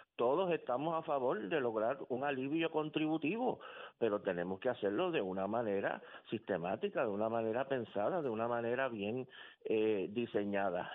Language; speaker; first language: Spanish; native; Spanish